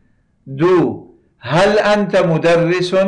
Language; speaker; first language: Arabic; non-native, fluent; Persian